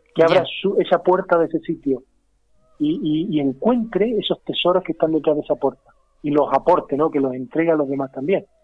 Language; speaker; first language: Spanish; native; Spanish